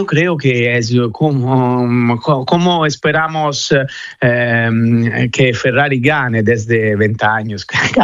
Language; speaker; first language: Spanish; non-native, fluent; Italian